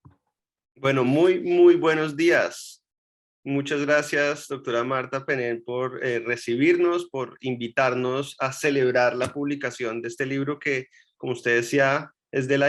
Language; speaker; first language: Spanish; native; Spanish